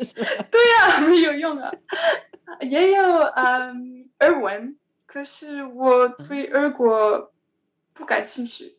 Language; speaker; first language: Chinese; non-native, learner; French